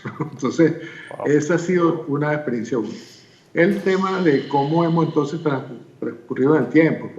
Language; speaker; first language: Spanish; native; Spanish